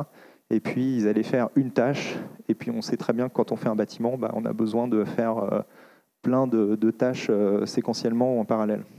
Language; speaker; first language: French; native; French